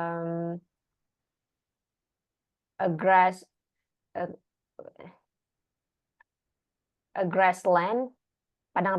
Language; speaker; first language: English; non-native, learner; Indonesian